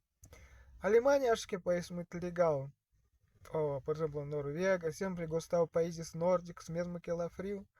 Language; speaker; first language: Portuguese; non-native, fluent; Russian